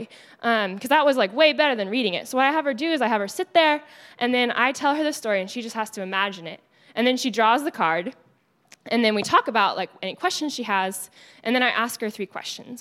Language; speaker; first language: English; native; English